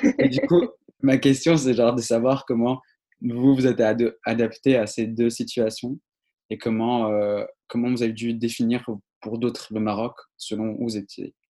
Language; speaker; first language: French; non-native, local second language; Arabic